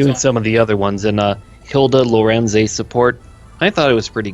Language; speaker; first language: English; native; English